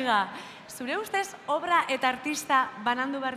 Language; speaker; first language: Basque; native; Basque